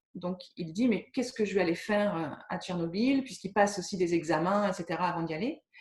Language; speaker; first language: French; native; French